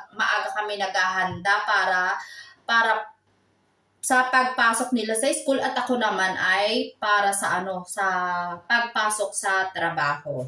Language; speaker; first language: Filipino; native; Filipino